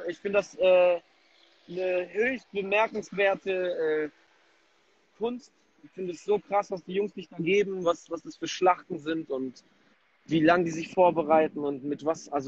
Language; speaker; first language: German; early bilingual, other home language; Polish